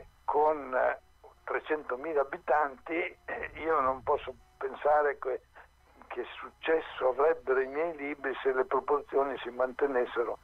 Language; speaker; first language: Italian; native; Italian